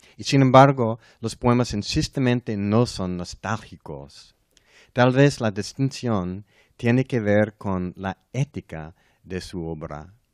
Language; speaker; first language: Spanish; non-native, learner; English